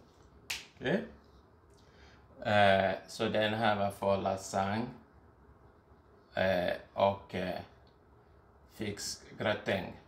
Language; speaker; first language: Swedish; non-native, fluent; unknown